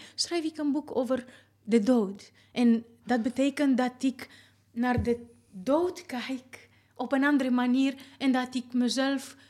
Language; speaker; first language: Dutch; non-native, fluent; Romanian